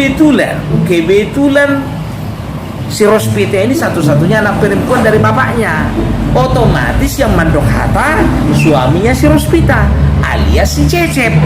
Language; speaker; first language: Indonesian; native; Indonesian